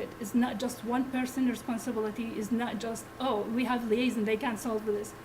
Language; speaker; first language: English; non-native, learner; Arabic